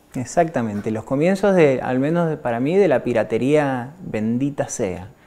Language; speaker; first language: Spanish; native; Spanish